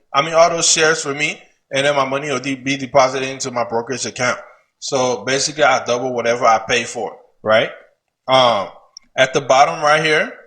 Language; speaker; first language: English; native; English